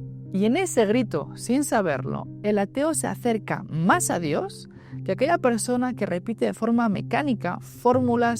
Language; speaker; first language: Spanish; native; Spanish